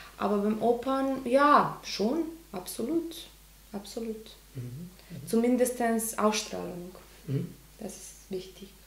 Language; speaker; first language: German; non-native, learner; Macedonian